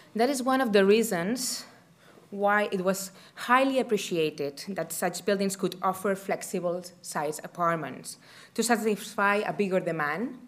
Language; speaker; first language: English; non-native, fluent; Spanish